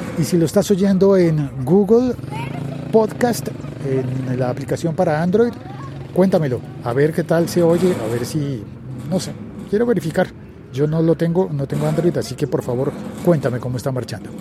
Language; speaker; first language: Spanish; native; Spanish